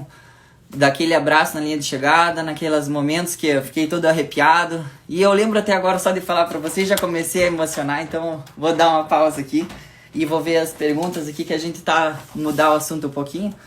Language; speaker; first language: Portuguese; native; Portuguese